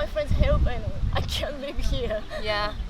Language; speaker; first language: English; non-native, fluent; Japanese